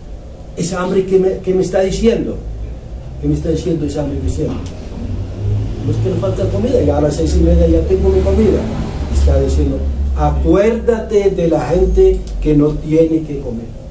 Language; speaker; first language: Spanish; non-native, fluent; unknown